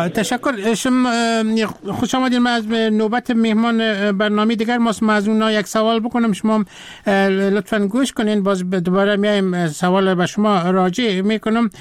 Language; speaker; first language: Persian; native; Persian